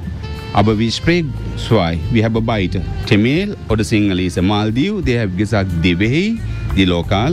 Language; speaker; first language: German; non-native, learner; Sinhala